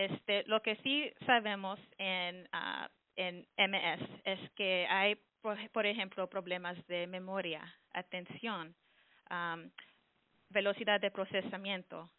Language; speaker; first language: Spanish; early bilingual, heritage; English